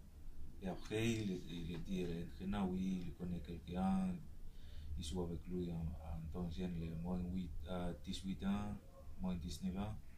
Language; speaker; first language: French; non-native, learner; Tongan